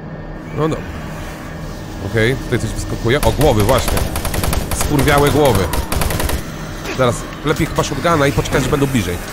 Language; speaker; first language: Polish; native; Polish